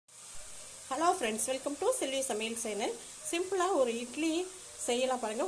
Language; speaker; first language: Tamil; native; Tamil